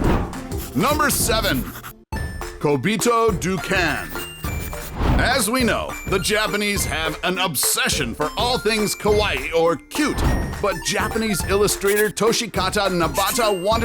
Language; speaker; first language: English; native; English